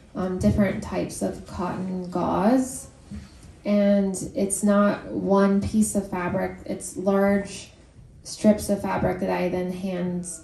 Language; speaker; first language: English; native; English